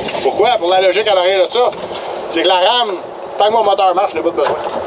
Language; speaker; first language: French; native; French